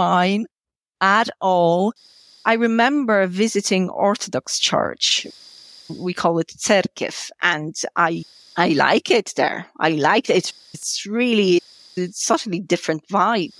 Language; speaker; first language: English; non-native, fluent; Polish